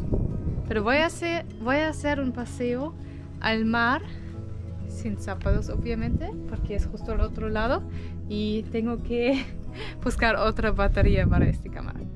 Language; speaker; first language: Spanish; non-native, fluent; German